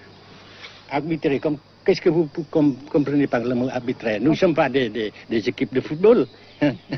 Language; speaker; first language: French; non-native, local second language; Vietnamese